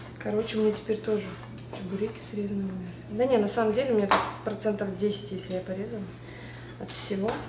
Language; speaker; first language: Russian; native; Russian